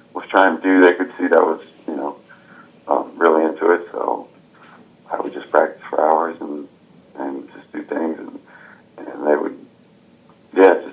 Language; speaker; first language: English; native; English